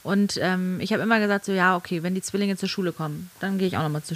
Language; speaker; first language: German; native; German